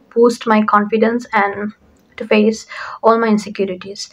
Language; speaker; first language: English; non-native, local second language; Sinhala